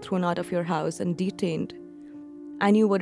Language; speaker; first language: English; non-native, local second language; Urdu